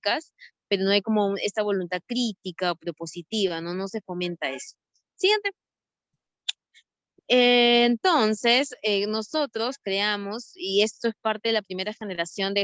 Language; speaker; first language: Spanish; native; Spanish